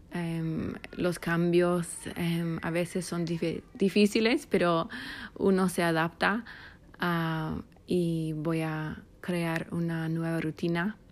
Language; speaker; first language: Spanish; non-native, fluent; English